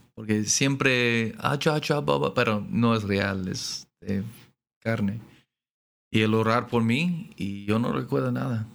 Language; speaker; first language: Spanish; non-native, learner; English